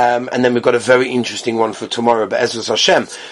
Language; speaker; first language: English; native; English